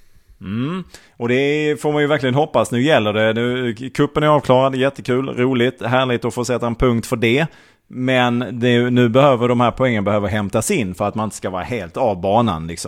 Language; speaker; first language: Swedish; native; Swedish